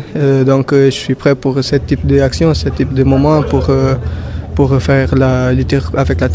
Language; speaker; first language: French; non-native, fluent; Portuguese